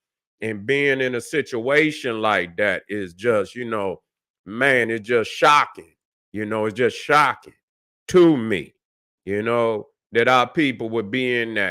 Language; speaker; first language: English; native; English